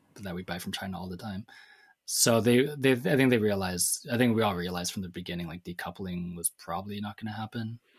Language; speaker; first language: English; native; English